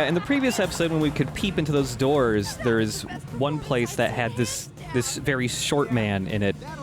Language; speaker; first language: English; native; English